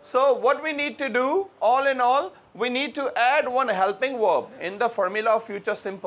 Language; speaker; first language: English; non-native, local second language; Urdu